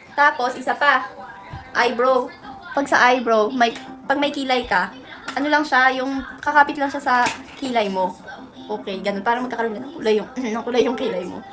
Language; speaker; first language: Filipino; native; Filipino